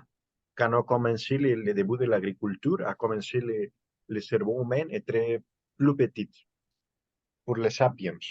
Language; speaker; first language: French; non-native, learner; Spanish